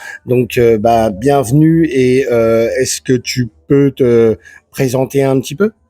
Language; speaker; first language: French; native; French